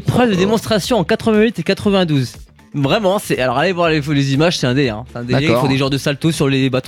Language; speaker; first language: French; native; French